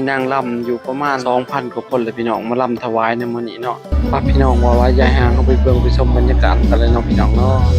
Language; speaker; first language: Thai; non-native, local second language; Lao